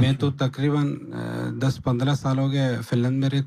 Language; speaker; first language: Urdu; non-native, learner; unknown